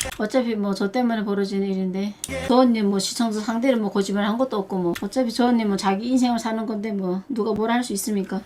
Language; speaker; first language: Korean; native; Korean